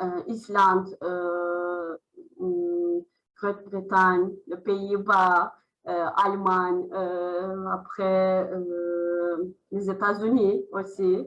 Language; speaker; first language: French; non-native, learner; Azerbaijani